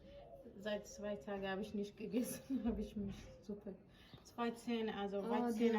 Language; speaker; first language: German; non-native, learner; Arabic